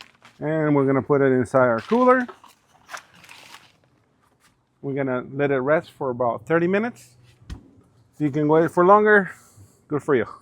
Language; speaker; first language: English; early bilingual, other home language; Spanish